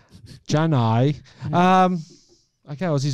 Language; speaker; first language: English; native; English